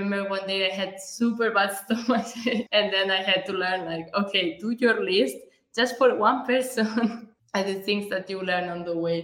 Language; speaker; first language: English; non-native, fluent; Catalan